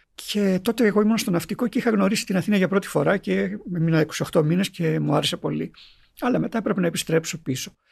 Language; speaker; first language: Greek; native; Greek